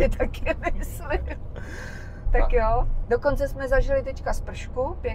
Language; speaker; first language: Czech; native; Czech